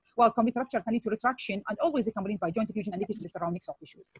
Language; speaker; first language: English; non-native, fluent; Arabic